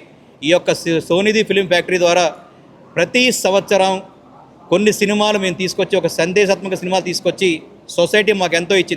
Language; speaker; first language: Telugu; native; Telugu